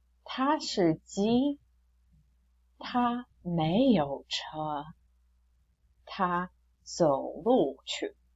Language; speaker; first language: Chinese; non-native, fluent; English